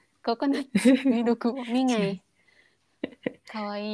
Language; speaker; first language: Japanese; non-native, fluent; Thai